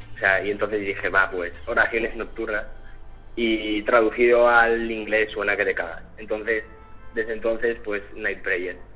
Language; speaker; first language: Spanish; early bilingual, other home language; French